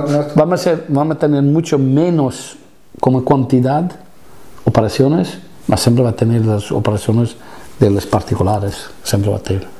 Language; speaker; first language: Spanish; non-native, fluent; Italian